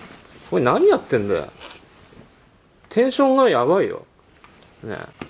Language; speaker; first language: Japanese; native; Japanese